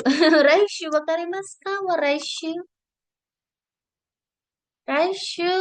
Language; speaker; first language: Japanese; non-native, fluent; Indonesian